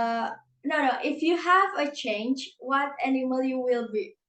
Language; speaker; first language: English; non-native, learner; Indonesian